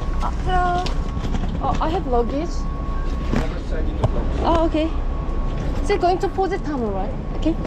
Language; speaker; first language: English; non-native, learner; Korean